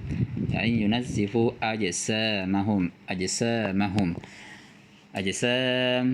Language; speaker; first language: Arabic; non-native, fluent; Indonesian